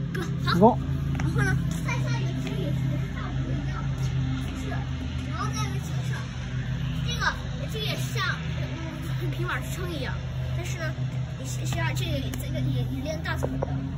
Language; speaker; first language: Chinese; early bilingual, heritage; Chinese